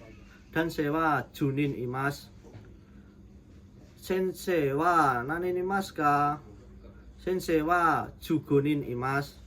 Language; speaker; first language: Japanese; non-native, learner; Indonesian